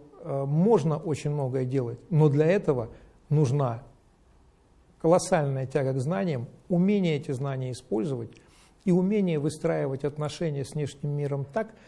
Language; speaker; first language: Russian; native; Russian